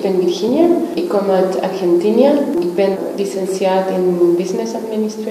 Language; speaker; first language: Dutch; non-native, fluent; Spanish